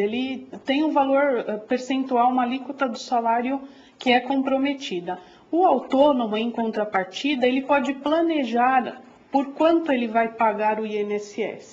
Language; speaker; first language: Portuguese; native; Portuguese